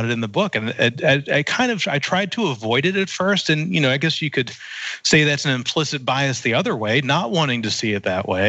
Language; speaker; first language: English; native; English